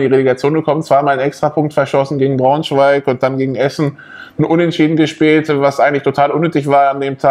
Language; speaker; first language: German; native; German